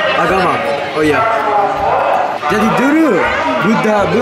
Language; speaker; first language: Indonesian; non-native, learner; Japanese